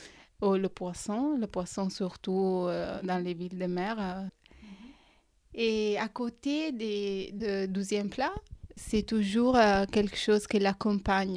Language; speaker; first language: French; non-native, fluent; Italian